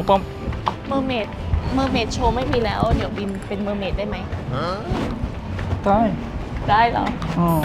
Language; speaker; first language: Thai; native; Thai